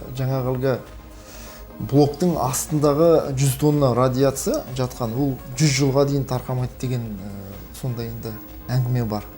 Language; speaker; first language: Kazakh; native; Kazakh